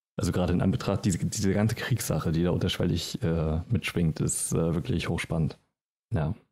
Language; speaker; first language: German; native; German